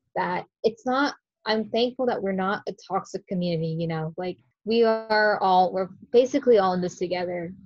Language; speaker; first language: English; native; English